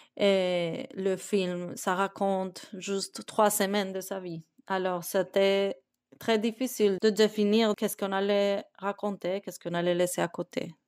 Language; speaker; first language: French; non-native, fluent; Spanish